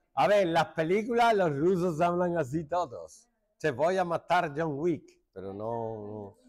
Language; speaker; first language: Spanish; native; Spanish